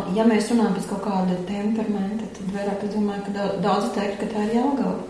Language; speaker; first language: Latvian; native; Latvian